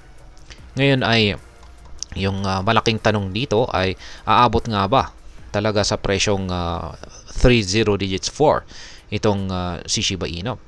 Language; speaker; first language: Filipino; native; Filipino